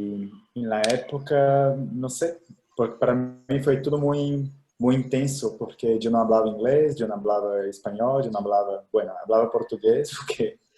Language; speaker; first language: Spanish; non-native, fluent; Portuguese